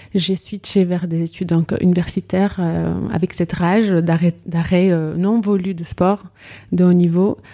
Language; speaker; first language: French; non-native, local second language; Arabic